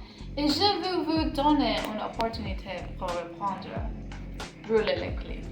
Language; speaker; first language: French; non-native, learner; English